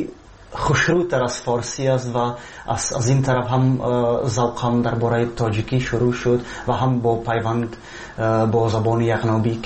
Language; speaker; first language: Persian; non-native, fluent; Slovak